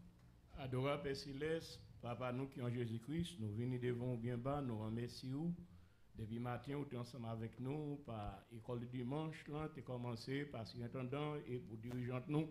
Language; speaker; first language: French; non-native, local second language; Haitian Creole